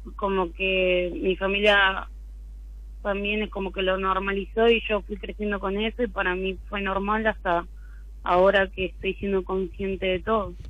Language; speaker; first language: Spanish; native; Spanish